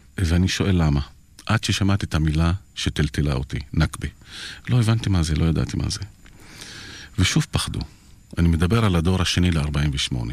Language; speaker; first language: Hebrew; non-native, local second language; Arabic